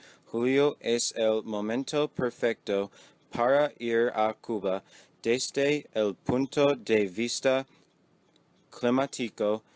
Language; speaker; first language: Spanish; non-native, learner; English